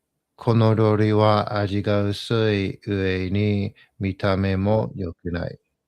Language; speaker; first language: Japanese; non-native, learner; English